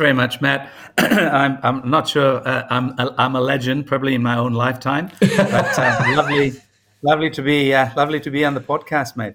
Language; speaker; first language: English; non-native, local second language; Tamil